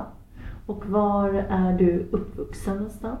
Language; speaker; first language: Swedish; native; Swedish